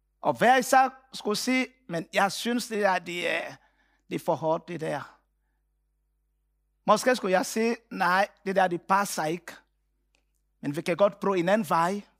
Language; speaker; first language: Danish; non-native, fluent; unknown